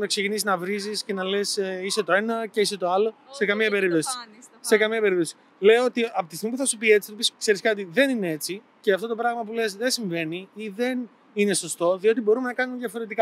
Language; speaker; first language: Greek; native; Greek